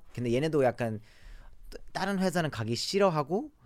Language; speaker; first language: Korean; early bilingual, other home language; English